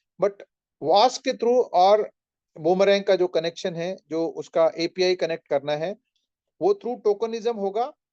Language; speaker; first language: Hindi; non-native, local second language; Marathi